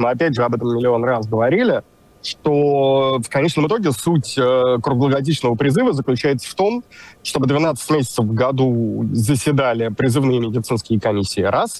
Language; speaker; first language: Russian; native; Russian